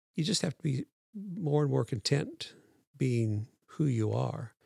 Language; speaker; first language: English; native; English